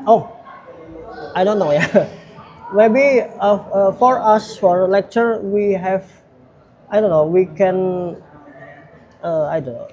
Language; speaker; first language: English; non-native, learner; Indonesian